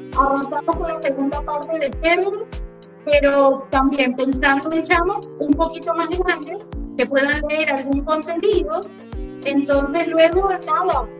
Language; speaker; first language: Spanish; native; Spanish